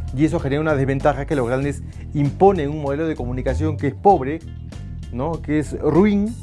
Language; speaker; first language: Spanish; native; Spanish